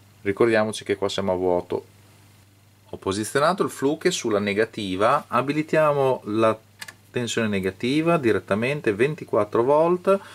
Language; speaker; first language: Italian; native; Italian